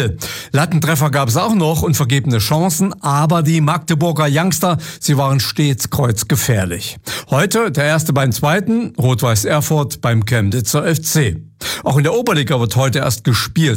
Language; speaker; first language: German; native; German